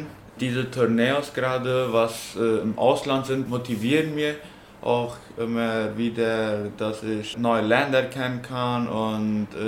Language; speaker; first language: German; non-native, local second language; Plautdietsch